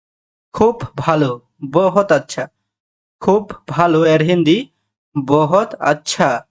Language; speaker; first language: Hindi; non-native, fluent; Bangla